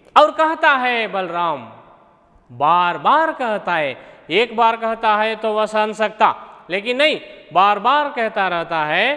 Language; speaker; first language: Hindi; non-native, local second language; Kannada